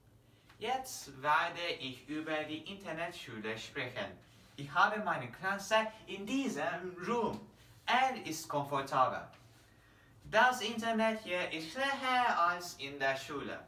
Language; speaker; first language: German; non-native, learner; Turkish